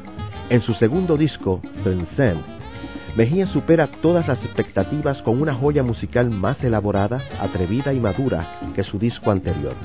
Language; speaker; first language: Spanish; native; Spanish